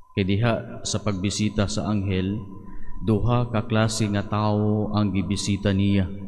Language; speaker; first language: Cebuano; native; Cebuano